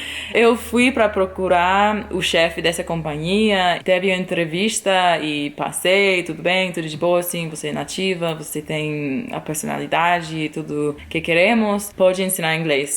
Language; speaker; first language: Portuguese; non-native, fluent; English